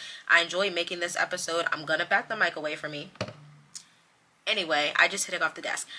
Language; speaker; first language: English; native; English